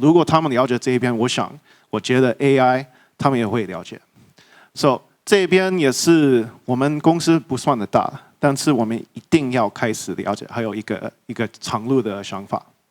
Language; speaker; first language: Chinese; early bilingual, heritage; English